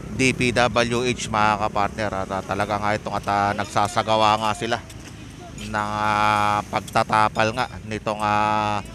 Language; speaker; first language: Filipino; native; Filipino